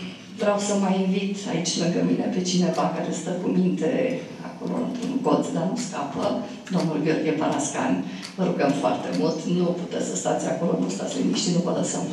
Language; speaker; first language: Romanian; native; Romanian